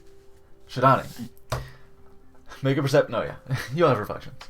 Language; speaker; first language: English; native; English